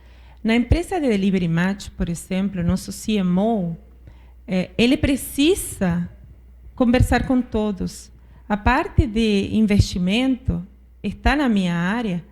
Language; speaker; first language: Portuguese; non-native, fluent; Spanish